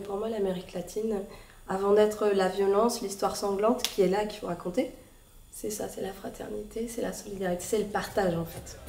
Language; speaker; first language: French; native; French